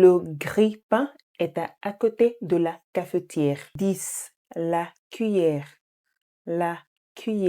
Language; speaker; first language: French; non-native, fluent; English